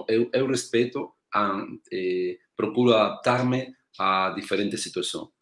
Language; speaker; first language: Portuguese; non-native, learner; Spanish